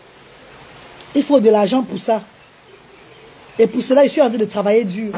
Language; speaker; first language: French; non-native, local second language; Lingala